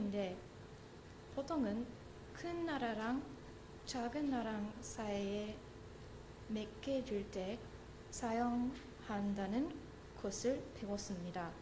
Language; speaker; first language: Korean; non-native, learner; English